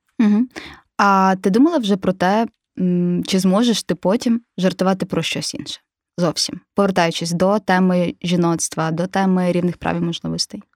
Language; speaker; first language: Ukrainian; native; Ukrainian